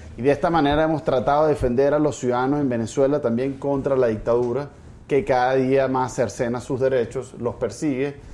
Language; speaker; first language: Spanish; native; Spanish